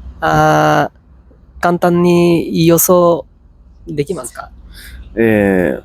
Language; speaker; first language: Japanese; non-native, learner; Bangla